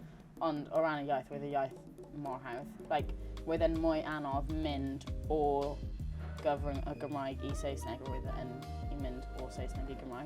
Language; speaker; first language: Welsh; native; Welsh